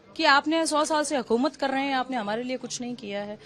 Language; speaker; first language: Hindi; native; Hindi